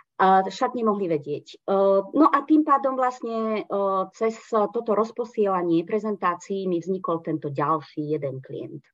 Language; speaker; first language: Slovak; non-native, local second language; Hungarian